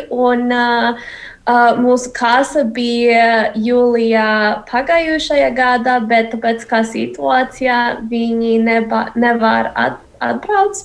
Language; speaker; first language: Latvian; non-native, learner; Spanish